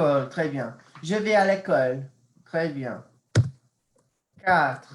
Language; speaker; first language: French; non-native, fluent; English